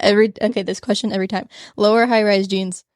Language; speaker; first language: English; native; English